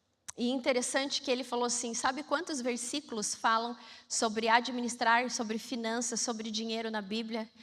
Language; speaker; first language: Portuguese; native; Portuguese